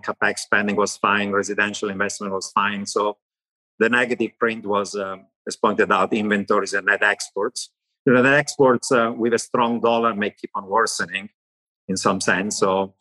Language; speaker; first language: English; non-native, fluent; Italian